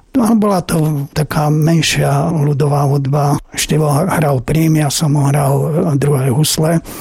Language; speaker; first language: Slovak; native; Slovak